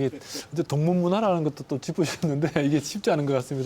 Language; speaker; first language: Korean; native; Korean